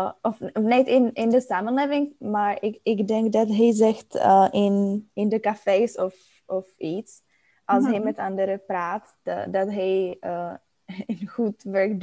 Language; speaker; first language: Dutch; non-native, learner; Czech